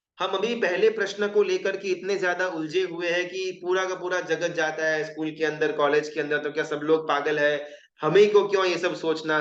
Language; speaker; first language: Hindi; non-native, local second language; Gujarati